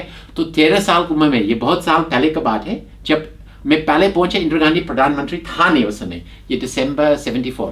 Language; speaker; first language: Hindi; non-native, fluent; English